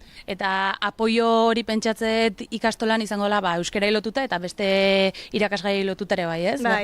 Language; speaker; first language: Basque; native; Basque